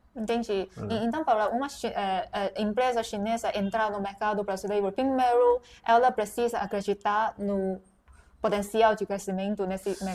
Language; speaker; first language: Portuguese; non-native, fluent; Chinese